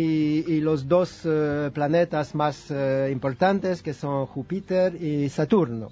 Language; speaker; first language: Spanish; non-native, fluent; French